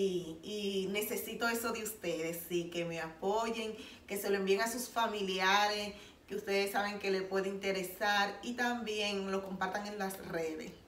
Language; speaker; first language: Spanish; native; Spanish